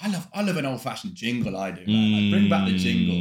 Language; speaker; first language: English; native; English